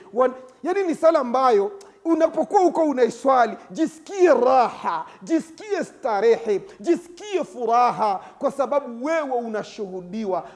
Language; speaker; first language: Swahili; native; Swahili